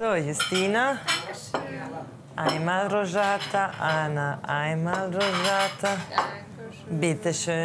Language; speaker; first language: German; non-native, fluent; Croatian